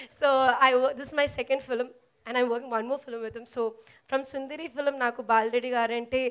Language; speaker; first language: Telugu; non-native, learner; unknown